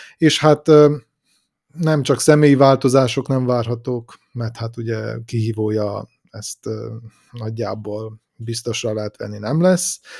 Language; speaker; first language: Hungarian; native; Hungarian